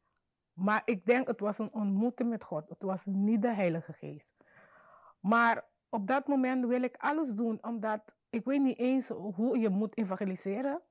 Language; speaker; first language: Dutch; non-native, learner; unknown